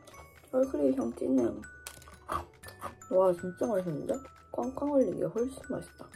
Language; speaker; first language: Korean; native; Korean